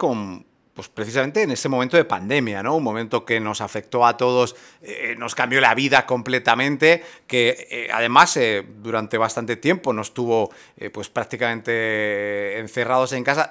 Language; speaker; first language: Spanish; native; Spanish